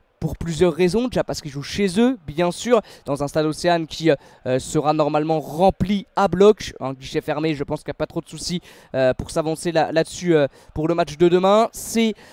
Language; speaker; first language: French; native; French